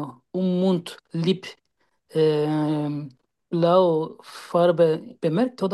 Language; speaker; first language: German; non-native, learner; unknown